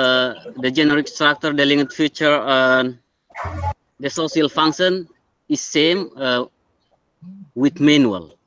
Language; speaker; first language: English; non-native, learner; Indonesian